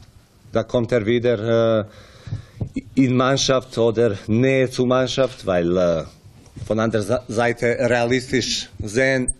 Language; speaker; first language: German; non-native, fluent; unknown